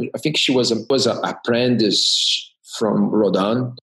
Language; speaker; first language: English; non-native, fluent; Portuguese